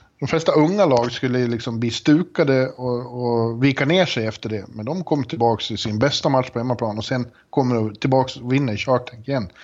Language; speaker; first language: Swedish; native; Swedish